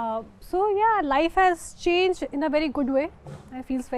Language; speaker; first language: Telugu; non-native, fluent; Hindi